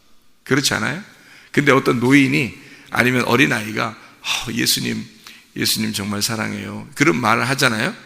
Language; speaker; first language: Korean; native; Korean